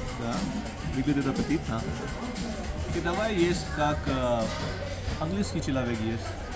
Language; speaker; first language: Russian; non-native, learner; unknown